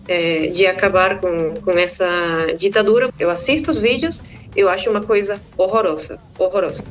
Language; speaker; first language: Portuguese; non-native, fluent; Spanish